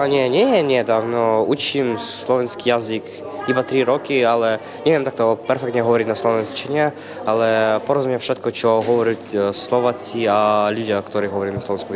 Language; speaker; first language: Slovak; non-native, learner; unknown